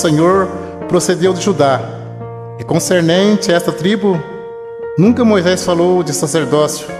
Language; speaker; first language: Portuguese; native; Portuguese